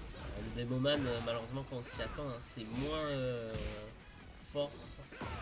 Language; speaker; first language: French; native; French